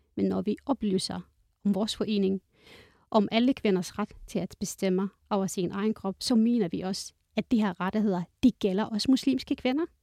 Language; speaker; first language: Danish; non-native, fluent; Arabic